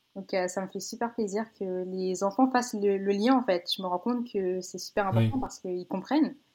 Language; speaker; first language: French; native; French